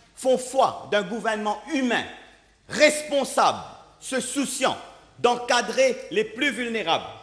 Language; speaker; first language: French; non-native, local second language; Morisyen